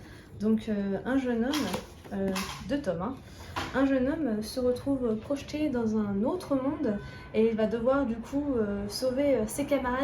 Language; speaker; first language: French; native; French